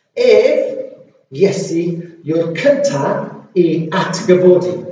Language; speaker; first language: Welsh; non-native, local second language; English